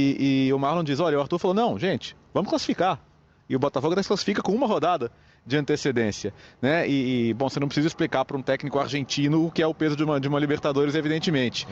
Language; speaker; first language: Portuguese; native; Portuguese